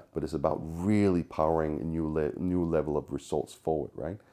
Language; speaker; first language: English; non-native, fluent; Danish